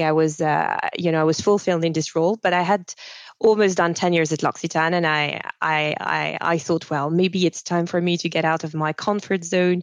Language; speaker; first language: English; non-native, fluent; French